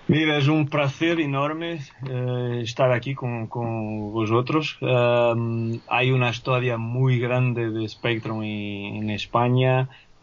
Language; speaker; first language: Spanish; non-native, fluent; Portuguese